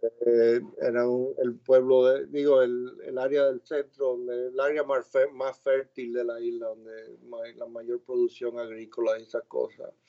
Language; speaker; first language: Spanish; native; Spanish